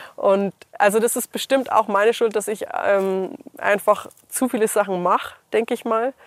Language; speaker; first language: German; early bilingual, other home language; English